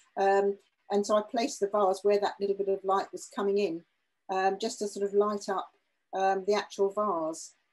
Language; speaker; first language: English; native; English